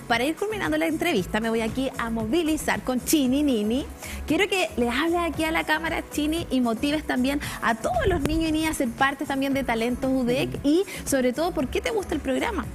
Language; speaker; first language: Spanish; native; Spanish